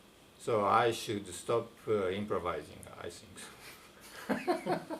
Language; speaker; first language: English; non-native, fluent; Japanese